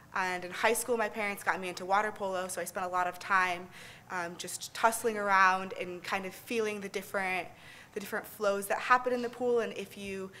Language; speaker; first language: English; native; English